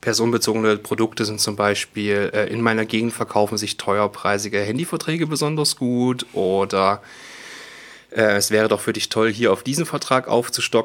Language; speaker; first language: German; native; German